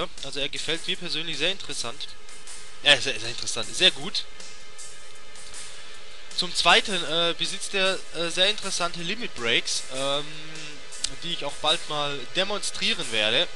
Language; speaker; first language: German; native; German